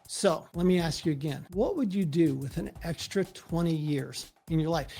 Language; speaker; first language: English; native; English